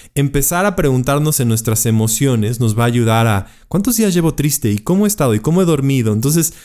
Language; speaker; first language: Spanish; native; Spanish